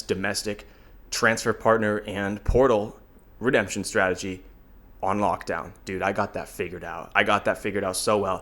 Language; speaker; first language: English; native; English